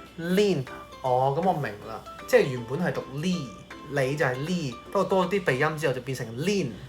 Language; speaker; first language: Cantonese; native; Cantonese